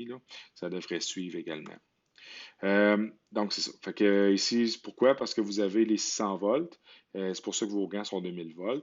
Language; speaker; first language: French; native; French